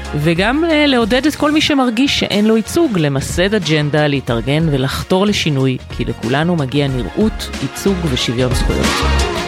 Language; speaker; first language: Hebrew; native; Hebrew